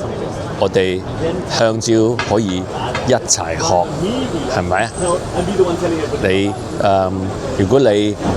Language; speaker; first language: Cantonese; early bilingual, heritage; English